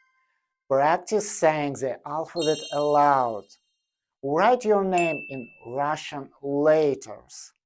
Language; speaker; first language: English; non-native, fluent; Russian